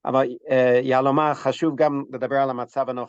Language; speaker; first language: Hebrew; non-native, fluent; English